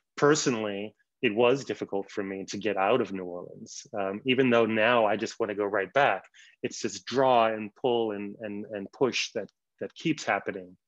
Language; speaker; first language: English; native; English